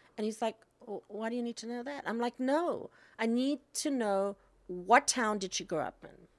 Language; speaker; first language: English; native; English